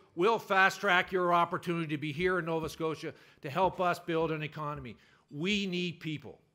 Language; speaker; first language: English; native; English